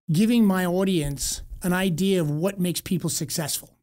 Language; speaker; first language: English; native; English